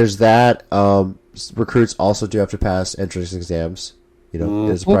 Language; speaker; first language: English; native; English